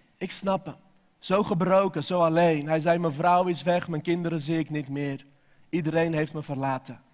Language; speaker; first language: Dutch; non-native, fluent; Armenian